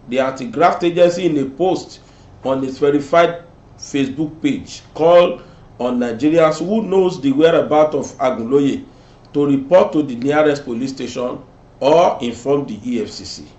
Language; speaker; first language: English; non-native, local second language; Yoruba